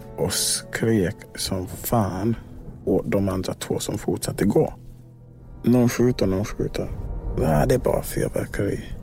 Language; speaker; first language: Swedish; non-native, fluent; English